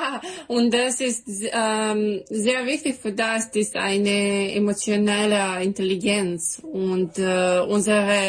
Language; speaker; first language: German; non-native, learner; Serbian